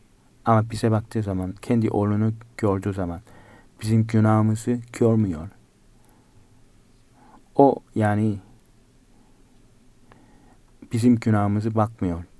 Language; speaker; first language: Turkish; non-native, fluent; Korean